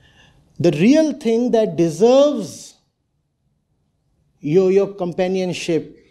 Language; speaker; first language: English; non-native, local second language; Hindi